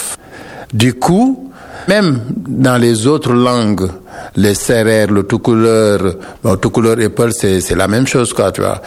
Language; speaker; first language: French; non-native, local second language; Wolof